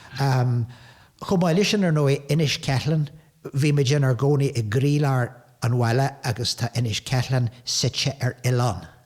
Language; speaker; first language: Irish; non-native, local second language; English